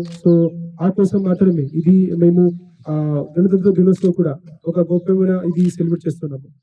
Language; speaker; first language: Telugu; non-native, learner; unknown